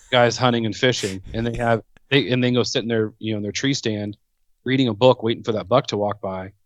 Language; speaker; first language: English; native; English